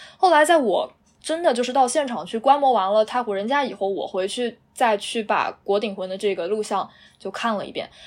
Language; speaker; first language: Chinese; native; Chinese